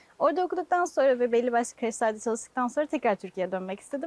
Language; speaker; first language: Turkish; native; Turkish